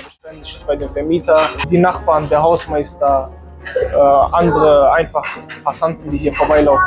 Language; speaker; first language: German; early bilingual, other home language; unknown